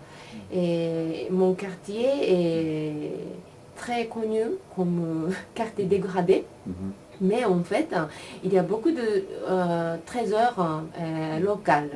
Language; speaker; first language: French; non-native, learner; Japanese